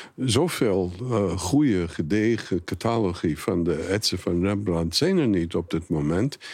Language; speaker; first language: Dutch; non-native, fluent; English